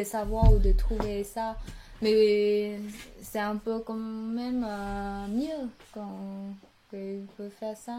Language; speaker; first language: French; non-native, learner; Khmer